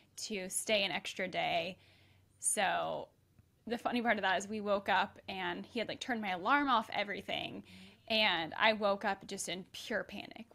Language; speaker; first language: English; native; English